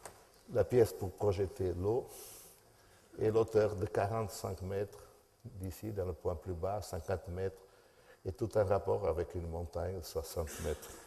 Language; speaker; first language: French; non-native, fluent; Portuguese